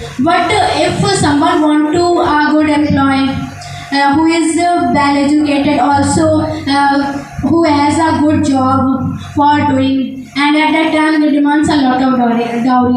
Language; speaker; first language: English; non-native, learner; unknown